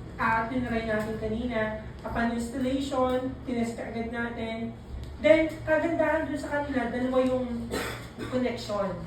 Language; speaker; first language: Filipino; non-native, local second language; Bikol